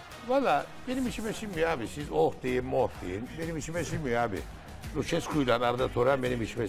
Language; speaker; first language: Turkish; native; Turkish